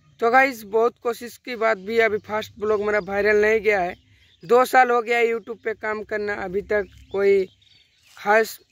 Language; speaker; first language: Hindi; non-native, local second language; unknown